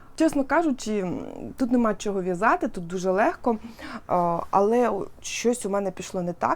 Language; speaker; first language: Ukrainian; non-native, local second language; Russian